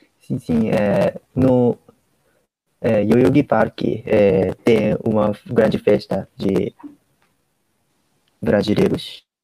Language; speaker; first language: Portuguese; non-native, learner; Japanese